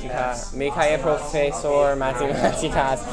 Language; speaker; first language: Spanish; non-native, learner; English